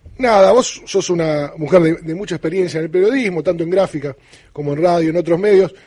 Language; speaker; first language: Spanish; native; Spanish